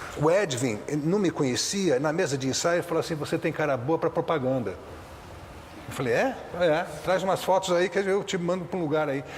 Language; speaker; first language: Portuguese; native; Portuguese